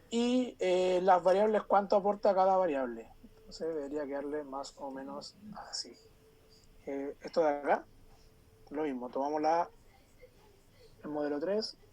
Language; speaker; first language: Spanish; native; Spanish